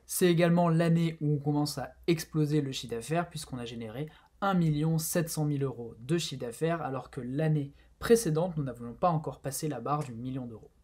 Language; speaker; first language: French; native; French